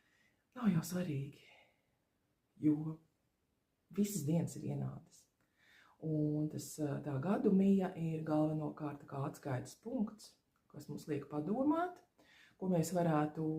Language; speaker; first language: Latvian; native; Latvian